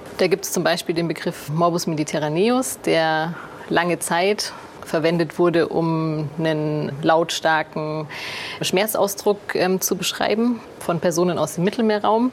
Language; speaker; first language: German; native; German